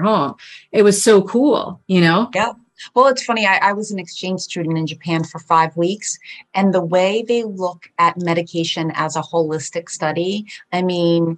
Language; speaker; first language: English; early bilingual, other home language; Polish